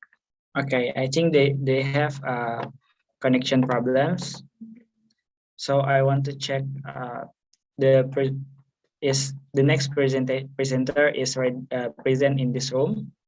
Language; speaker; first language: English; non-native, fluent; Indonesian